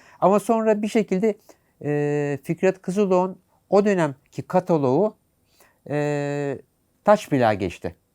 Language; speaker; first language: Turkish; native; Turkish